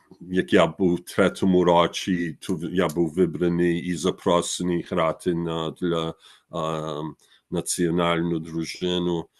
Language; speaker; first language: Ukrainian; early bilingual, heritage; Ukrainian